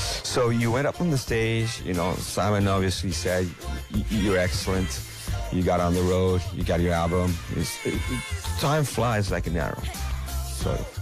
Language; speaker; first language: English; non-native, fluent; Japanese